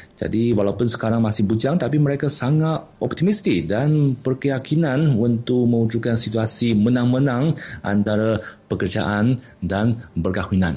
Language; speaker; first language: Malay; non-native, fluent; Chinese